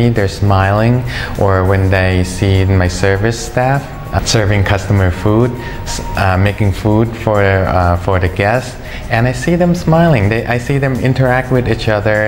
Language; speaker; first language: English; early bilingual, other home language; Thai